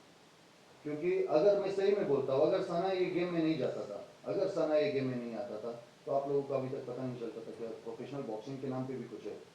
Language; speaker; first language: Hindi; non-native, fluent; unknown